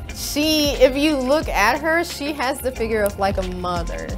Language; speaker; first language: English; native; English